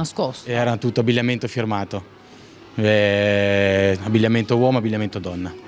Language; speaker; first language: Italian; native; Italian